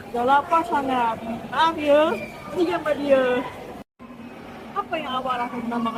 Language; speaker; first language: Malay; non-native, local second language; Indonesian